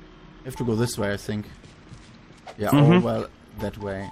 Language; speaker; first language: English; non-native, fluent; German